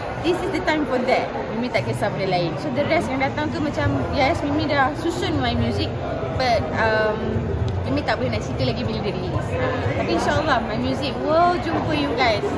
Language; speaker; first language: Malay; native; Malay